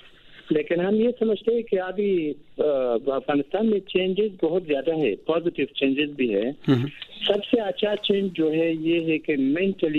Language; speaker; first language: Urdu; non-native, fluent; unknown